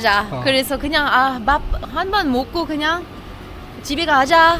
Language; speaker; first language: Korean; non-native, fluent; French